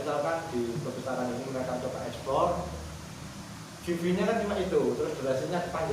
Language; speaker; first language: Indonesian; native; Indonesian